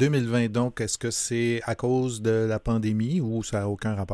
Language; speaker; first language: French; native; French